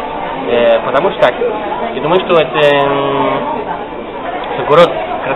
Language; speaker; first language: Russian; non-native, learner; French